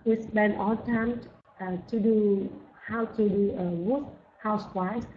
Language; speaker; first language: English; non-native, learner; Vietnamese